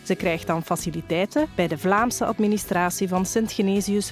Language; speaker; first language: Dutch; native; Dutch